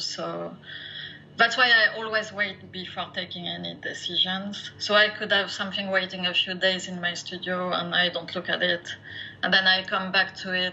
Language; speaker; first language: English; non-native, fluent; French